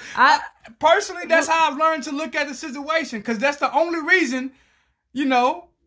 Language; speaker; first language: English; native; English